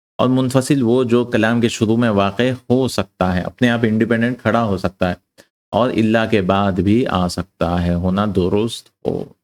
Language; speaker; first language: Urdu; native; Urdu